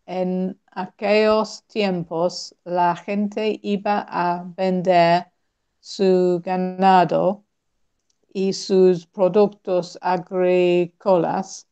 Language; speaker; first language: Spanish; non-native, learner; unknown